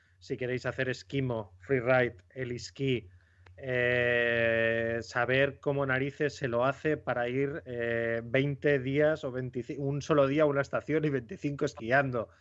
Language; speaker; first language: Spanish; native; Spanish